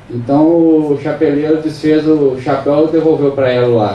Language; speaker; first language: Portuguese; native; Portuguese